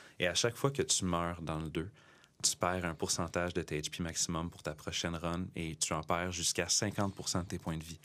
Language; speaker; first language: French; native; French